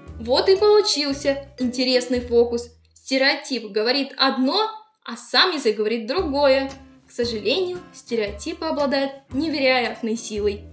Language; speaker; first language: Russian; native; Russian